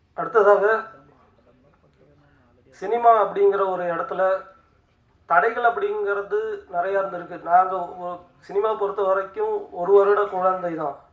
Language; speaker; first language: Tamil; native; Tamil